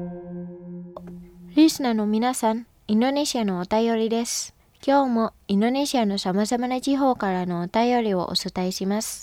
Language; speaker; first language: Japanese; non-native, fluent; Indonesian